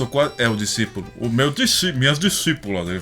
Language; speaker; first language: Portuguese; native; Portuguese